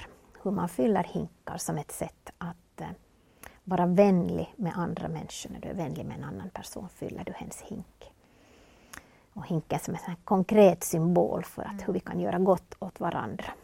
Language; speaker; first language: Swedish; native; Swedish